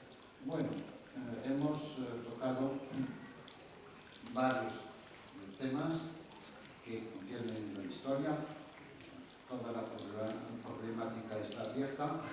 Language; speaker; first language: Spanish; non-native, fluent; Arabic